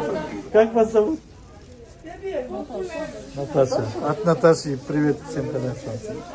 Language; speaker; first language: Russian; non-native, local second language; Kazakh